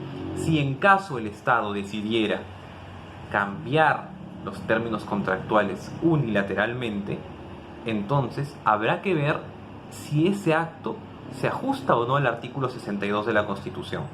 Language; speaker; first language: Spanish; native; Spanish